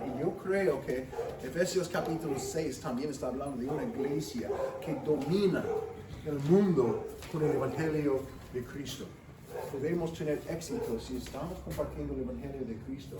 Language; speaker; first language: Spanish; non-native, fluent; English